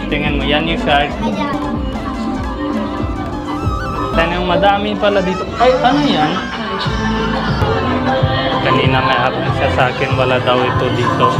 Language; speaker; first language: Filipino; non-native, learner; Punjabi